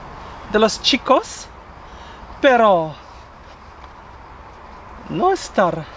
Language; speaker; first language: Spanish; non-native, learner; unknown